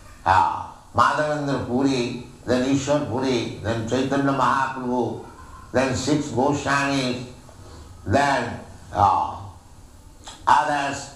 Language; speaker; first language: English; non-native, local second language; Bangla